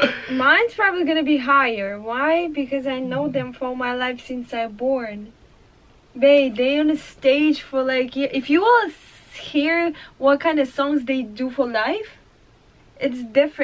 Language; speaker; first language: English; non-native, fluent; Russian